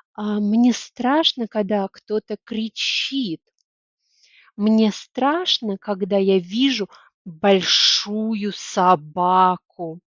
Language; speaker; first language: Russian; native; Russian